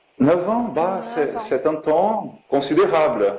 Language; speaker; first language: French; non-native, fluent; Portuguese